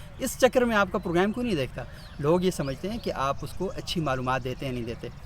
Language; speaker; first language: Urdu; non-native, local second language; Northern Hindko